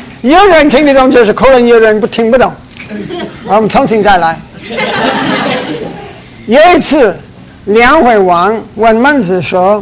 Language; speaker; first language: Chinese; early bilingual, heritage; Chinese